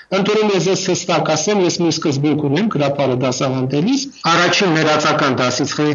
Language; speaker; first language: Armenian; non-native, fluent; Russian